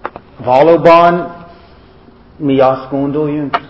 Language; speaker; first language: Hungarian; non-native, learner; English